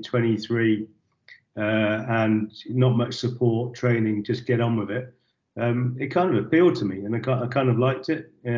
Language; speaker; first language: English; native; English